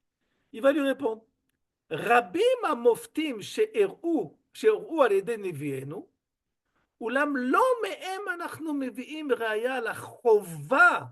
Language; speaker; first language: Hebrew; non-native, fluent; French